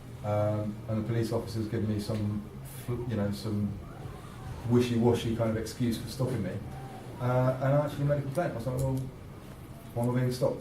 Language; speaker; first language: English; native; English